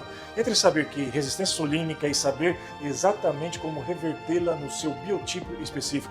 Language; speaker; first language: Portuguese; native; Portuguese